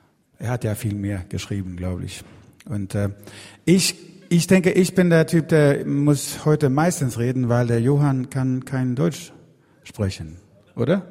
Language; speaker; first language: German; non-native, fluent; Swedish